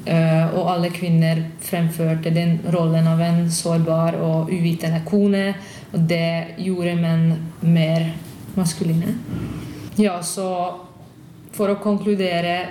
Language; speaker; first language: Norwegian; non-native, fluent; Hungarian